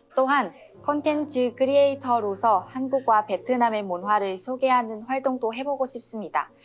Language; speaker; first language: Korean; non-native, learner; Vietnamese